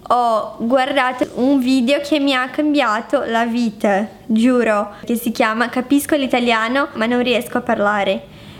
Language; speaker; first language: Italian; non-native, fluent; Portuguese